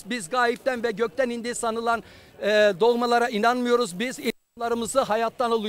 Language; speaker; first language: Turkish; native; Turkish